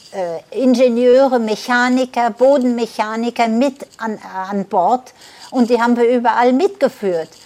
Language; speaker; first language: German; early bilingual, heritage; German